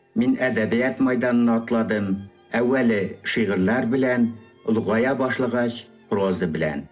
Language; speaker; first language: Tatar; early bilingual, heritage; Tatar